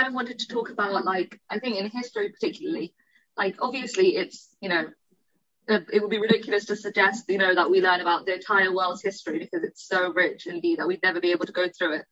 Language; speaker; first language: English; native; English